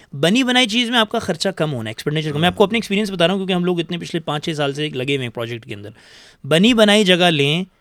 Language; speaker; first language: Urdu; native; Urdu